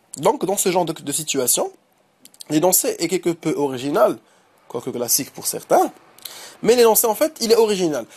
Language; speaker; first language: French; non-native, local second language; Arabic